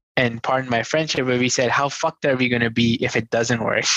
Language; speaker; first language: English; non-native, local second language; Hindi